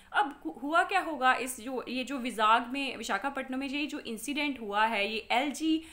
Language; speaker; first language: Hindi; non-native, local second language; Punjabi